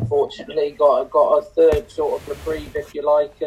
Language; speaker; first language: English; native; English